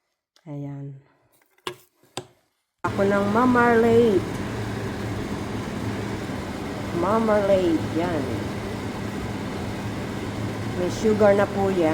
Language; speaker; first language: Filipino; native; Filipino